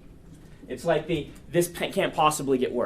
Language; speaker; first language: English; native; English